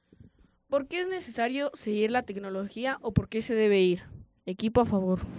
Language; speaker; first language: Spanish; native; Spanish